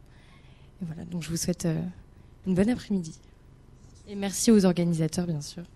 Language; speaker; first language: French; native; French